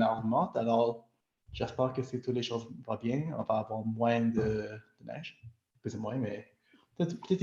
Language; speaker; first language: French; non-native, local second language; English